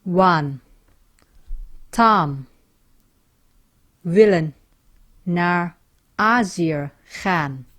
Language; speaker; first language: Dutch; non-native, fluent; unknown